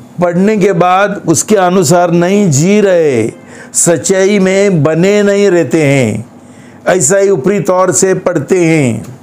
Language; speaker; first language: Hindi; non-native, local second language; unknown